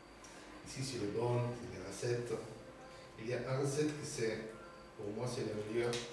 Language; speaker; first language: French; non-native, learner; Spanish